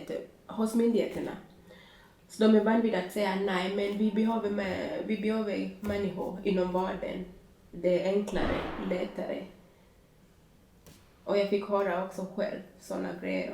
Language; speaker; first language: Swedish; non-native, fluent; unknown